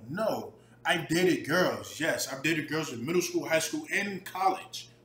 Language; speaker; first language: English; native; English